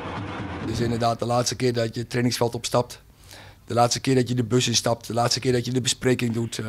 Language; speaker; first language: Dutch; native; Dutch